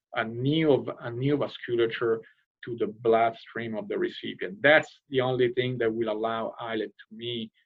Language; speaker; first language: English; non-native, fluent; Italian